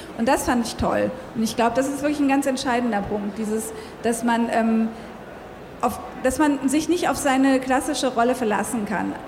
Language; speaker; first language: German; native; German